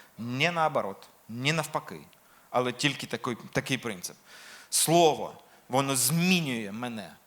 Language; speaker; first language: Ukrainian; non-native, local second language; Russian